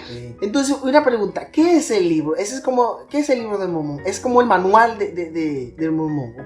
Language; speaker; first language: Spanish; native; Spanish